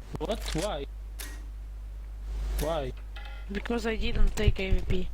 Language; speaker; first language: English; non-native, learner; Polish